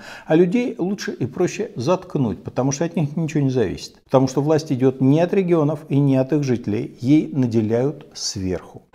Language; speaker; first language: Russian; native; Russian